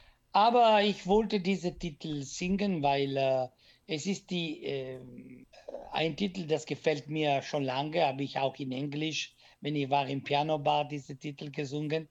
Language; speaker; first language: German; non-native, learner; Italian